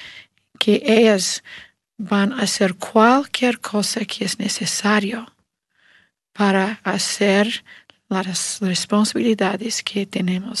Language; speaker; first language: Spanish; non-native, learner; English